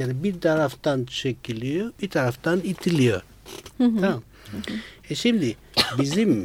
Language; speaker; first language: Turkish; non-native, fluent; Italian